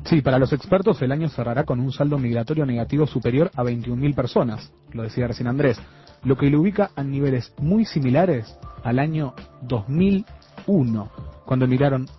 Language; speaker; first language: Spanish; native; Spanish